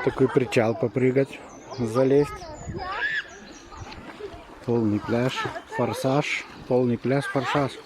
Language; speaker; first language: Russian; non-native, local second language; Lithuanian